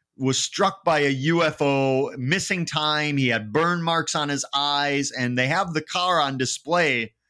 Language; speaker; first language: English; native; English